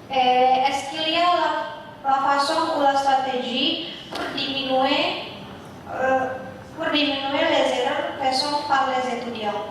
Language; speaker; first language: French; non-native, learner; Indonesian